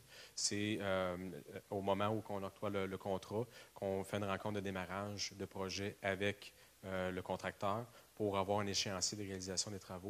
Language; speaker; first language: French; native; French